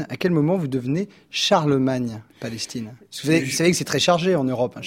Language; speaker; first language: French; native; French